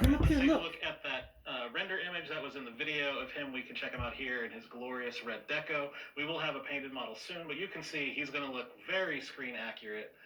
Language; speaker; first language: English; native; English